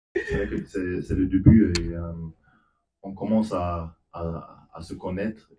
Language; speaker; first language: French; non-native, fluent; German